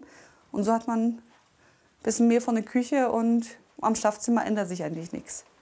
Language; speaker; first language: German; non-native, fluent; Polish